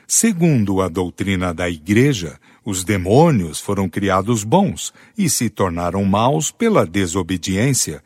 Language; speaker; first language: Portuguese; native; Portuguese